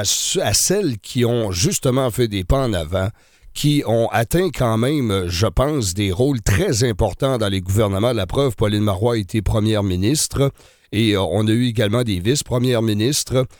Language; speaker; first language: French; native; French